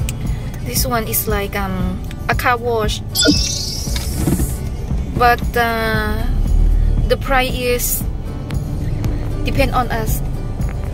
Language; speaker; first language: English; non-native, fluent; Filipino